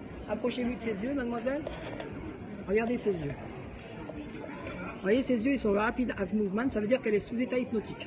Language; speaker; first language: French; native; French